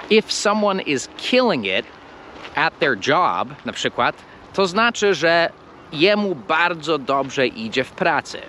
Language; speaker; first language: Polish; non-native, fluent; English